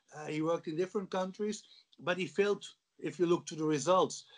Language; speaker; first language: English; non-native, fluent; Dutch